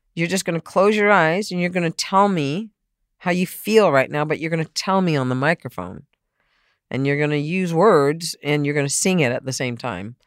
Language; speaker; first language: English; native; English